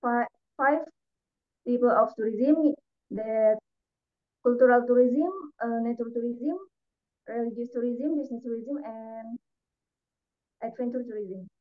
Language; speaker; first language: English; non-native, learner; Indonesian